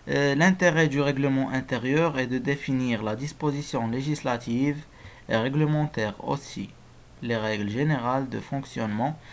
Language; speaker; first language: French; non-native, local second language; Arabic